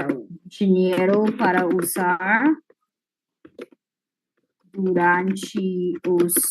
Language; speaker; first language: Portuguese; non-native, fluent; English